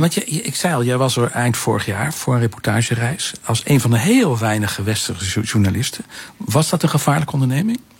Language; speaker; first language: Dutch; native; Dutch